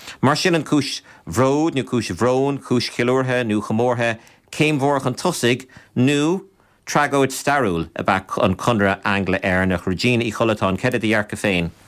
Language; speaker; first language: Irish; native; Irish